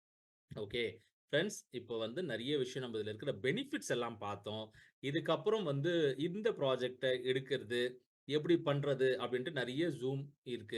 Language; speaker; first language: Tamil; native; Tamil